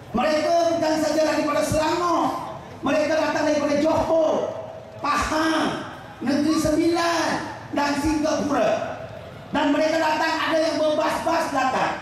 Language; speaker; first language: Malay; non-native, local second language; Chinese